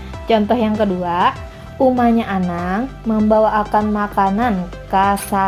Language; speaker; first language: Indonesian; non-native, local second language; Banjar